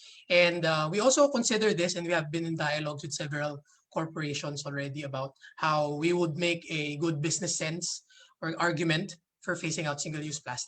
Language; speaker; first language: English; non-native, local second language; Filipino